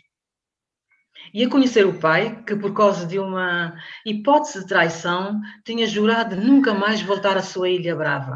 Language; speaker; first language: Portuguese; non-native, local second language; Kabuverdianu